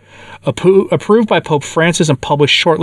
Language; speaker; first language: English; native; English